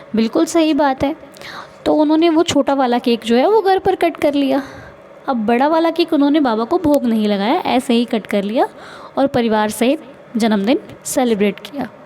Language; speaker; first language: Hindi; native; Hindi